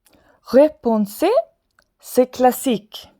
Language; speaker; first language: French; non-native, fluent; Swedish